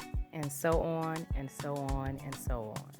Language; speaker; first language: English; native; English